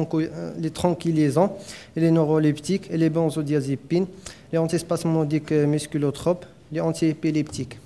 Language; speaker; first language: French; non-native, local second language; Arabic